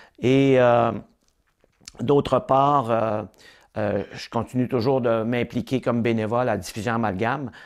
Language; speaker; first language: French; native; French